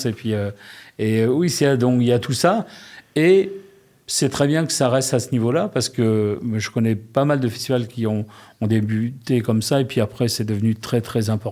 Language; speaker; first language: French; native; French